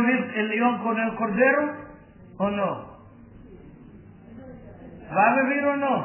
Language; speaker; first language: Spanish; non-native, learner; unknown